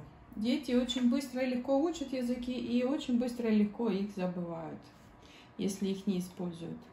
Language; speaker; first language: Russian; native; Russian